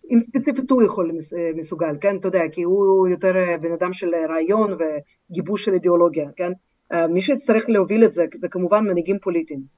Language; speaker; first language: Hebrew; non-native, fluent; Russian